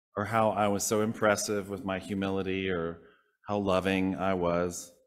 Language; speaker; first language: English; native; English